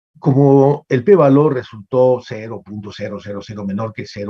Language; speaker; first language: Spanish; native; Spanish